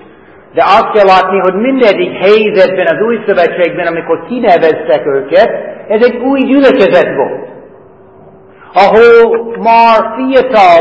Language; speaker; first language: Hungarian; non-native, fluent; English